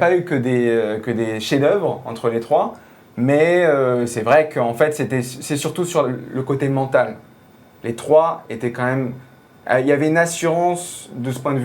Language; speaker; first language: French; native; French